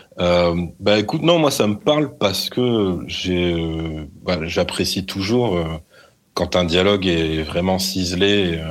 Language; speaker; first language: French; native; French